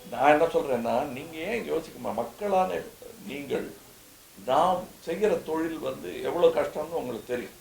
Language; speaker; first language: Tamil; native; Tamil